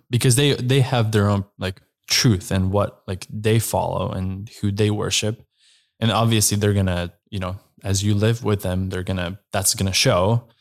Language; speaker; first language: English; non-native, fluent; Slovenian